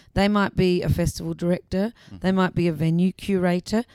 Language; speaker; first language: English; native; English